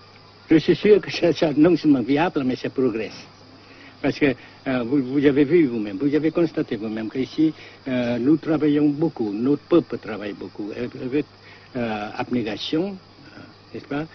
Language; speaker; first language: French; non-native, fluent; Vietnamese